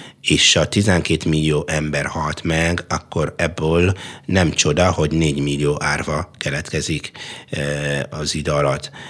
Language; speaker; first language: Hungarian; non-native, fluent; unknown